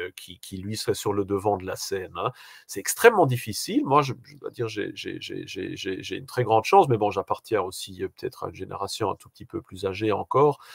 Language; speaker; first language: French; native; French